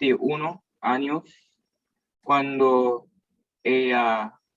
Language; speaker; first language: Spanish; non-native, learner; English